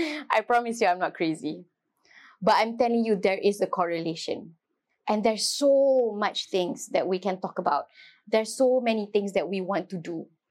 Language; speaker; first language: English; non-native, local second language; Malay